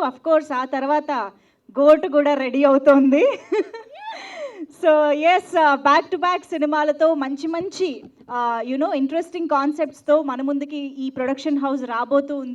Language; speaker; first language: Telugu; native; Telugu